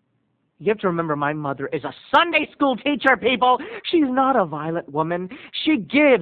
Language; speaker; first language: English; native; English